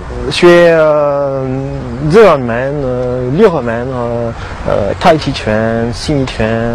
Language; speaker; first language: Chinese; non-native, learner; French